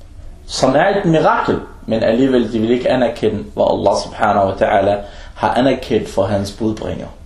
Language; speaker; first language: Danish; non-native, fluent; Arabic